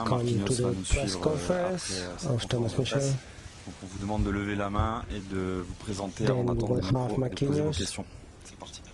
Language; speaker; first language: French; non-native, fluent; Portuguese